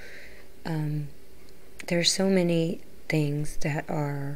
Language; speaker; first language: English; native; English